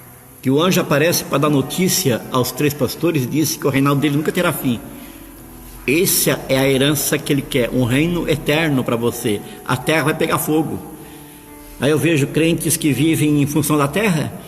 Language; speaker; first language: Portuguese; native; Portuguese